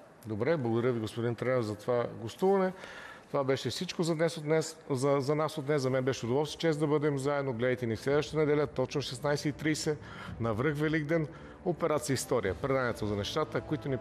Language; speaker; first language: Bulgarian; native; Bulgarian